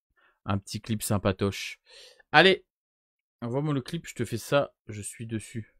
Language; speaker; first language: French; native; French